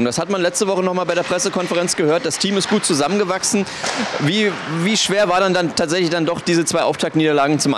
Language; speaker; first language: German; native; German